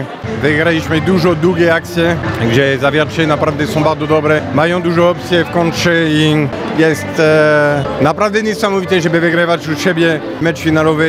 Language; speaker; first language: Polish; non-native, fluent; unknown